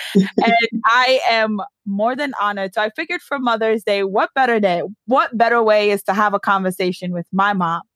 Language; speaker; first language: English; early bilingual, other home language; Yoruba